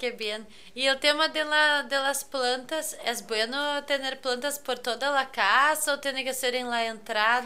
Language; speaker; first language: Spanish; non-native, fluent; Portuguese